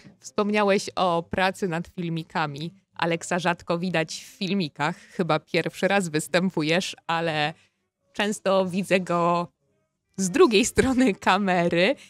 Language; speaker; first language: Polish; native; Polish